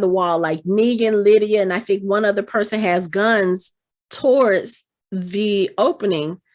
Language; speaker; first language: English; native; English